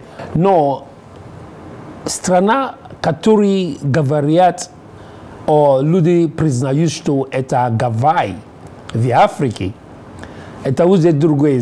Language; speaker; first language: Russian; non-native, learner; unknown